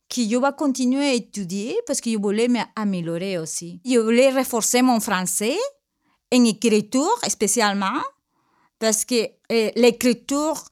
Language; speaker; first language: French; non-native, learner; Spanish